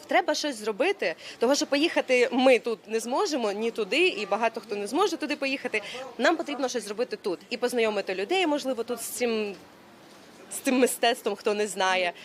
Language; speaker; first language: Ukrainian; native; Ukrainian